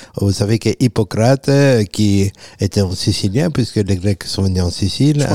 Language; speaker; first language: French; non-native, fluent; Italian